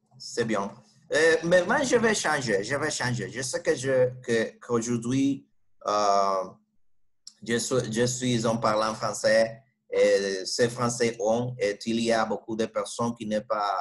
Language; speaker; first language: French; non-native, fluent; Spanish